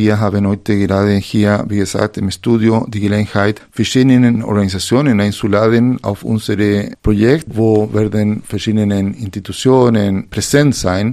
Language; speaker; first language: German; non-native, fluent; Spanish